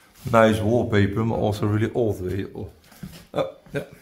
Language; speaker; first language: English; non-native, learner; Dutch